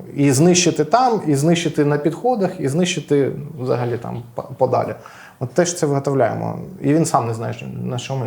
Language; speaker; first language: Ukrainian; non-native, local second language; Russian